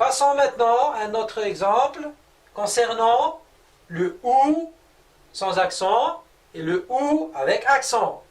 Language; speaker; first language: French; non-native, local second language; Arabic